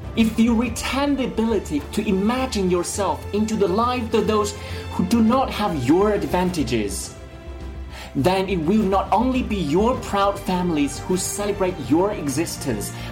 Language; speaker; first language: English; non-native, fluent; Chinese